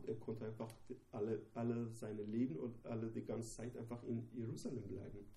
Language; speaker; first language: German; non-native, learner; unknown